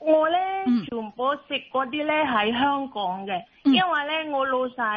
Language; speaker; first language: Cantonese; non-native, learner; Indonesian